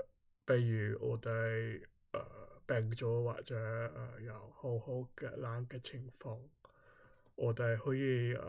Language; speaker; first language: Cantonese; early bilingual, heritage; Cantonese